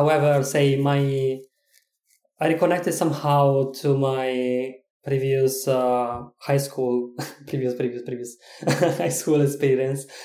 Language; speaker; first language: English; non-native, fluent; Italian